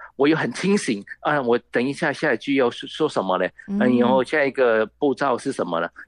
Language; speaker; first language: Chinese; non-native, local second language; Cantonese